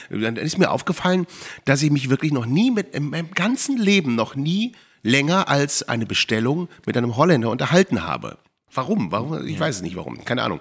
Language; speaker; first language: German; native; German